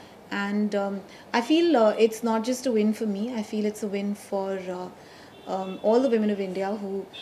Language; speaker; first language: English; non-native, local second language; Hindi